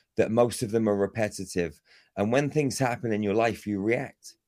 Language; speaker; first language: English; native; English